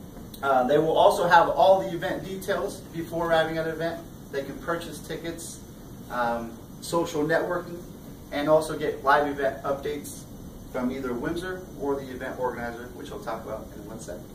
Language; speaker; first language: English; native; English